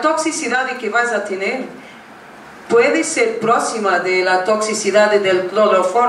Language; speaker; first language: Spanish; non-native, learner; Portuguese